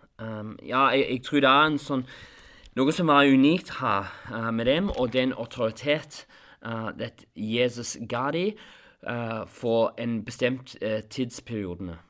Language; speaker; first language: Norwegian; non-native, fluent; English